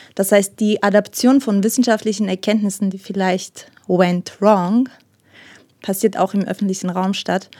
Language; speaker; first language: German; non-native, fluent; Ukrainian